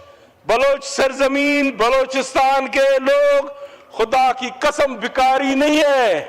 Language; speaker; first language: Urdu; non-native, local second language; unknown